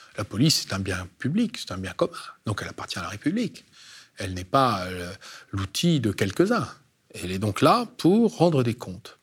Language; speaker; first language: French; native; French